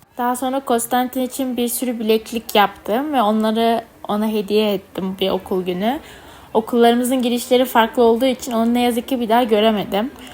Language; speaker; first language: Turkish; native; Turkish